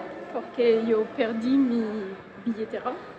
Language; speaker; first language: Spanish; non-native, learner; French